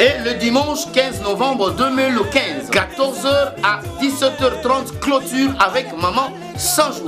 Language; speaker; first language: French; non-native, local second language; Lingala